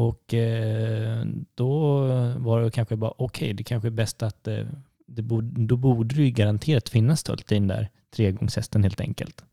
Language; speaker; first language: Swedish; native; Swedish